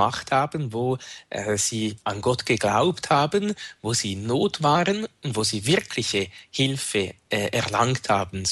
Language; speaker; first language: German; native; German